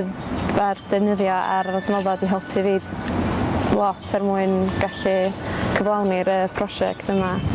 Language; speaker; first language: Welsh; native; Welsh